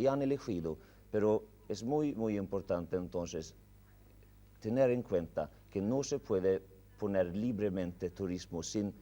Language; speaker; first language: Spanish; non-native, fluent; Swedish